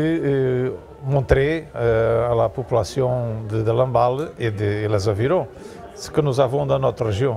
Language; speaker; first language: French; non-native, learner; Portuguese